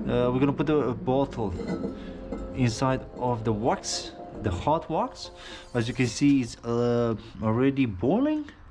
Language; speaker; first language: English; non-native, fluent; Romanian